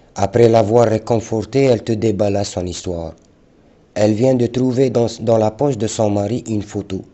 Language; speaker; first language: French; non-native, local second language; Arabic